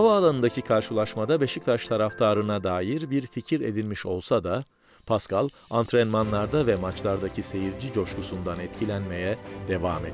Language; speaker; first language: Turkish; native; Turkish